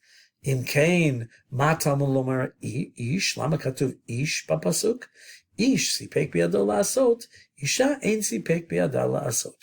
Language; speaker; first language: Hebrew; non-native, fluent; English